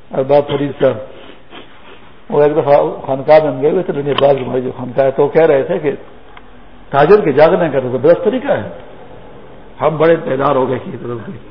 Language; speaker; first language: Urdu; non-native, local second language; Pashto